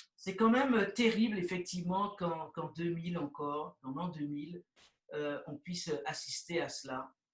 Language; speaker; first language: French; native; French